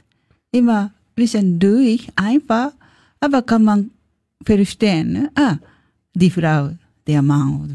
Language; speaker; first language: German; non-native, learner; Japanese